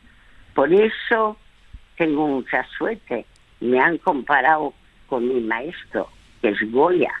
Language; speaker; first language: Spanish; early bilingual, other home language; French